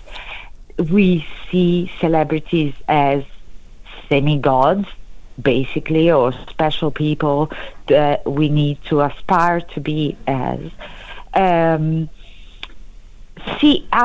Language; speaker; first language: English; non-native, fluent; Italian